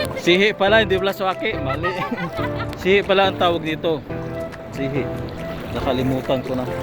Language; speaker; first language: Filipino; non-native, local second language; Cebuano